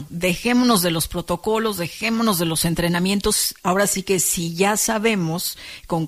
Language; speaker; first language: Spanish; native; Spanish